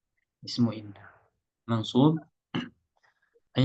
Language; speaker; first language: Arabic; non-native, fluent; Indonesian